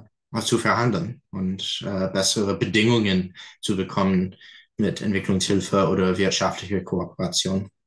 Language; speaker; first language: German; non-native, fluent; English